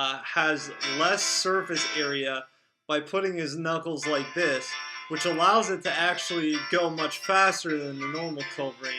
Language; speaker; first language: English; native; English